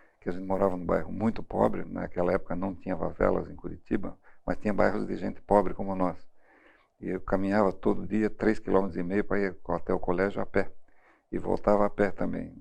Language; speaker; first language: Portuguese; early bilingual, other home language; German